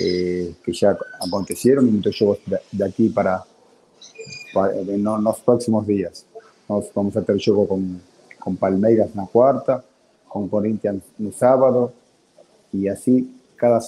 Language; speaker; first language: Portuguese; non-native, fluent; Spanish